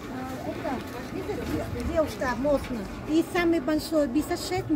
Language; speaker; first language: Russian; non-native, learner; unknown